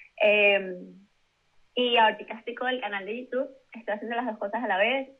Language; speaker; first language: Spanish; native; Spanish